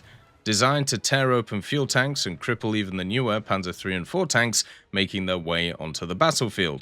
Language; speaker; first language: English; native; English